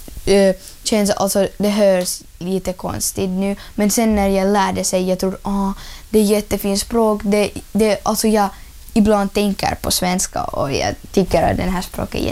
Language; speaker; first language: Swedish; early bilingual, other home language; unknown